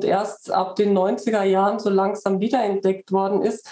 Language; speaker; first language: German; native; German